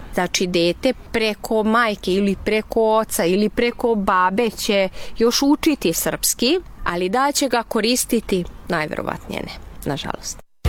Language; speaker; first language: Serbian; non-native, local second language; Hungarian